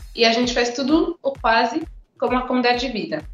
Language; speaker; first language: Portuguese; non-native, fluent; English